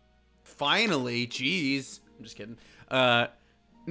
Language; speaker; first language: English; native; English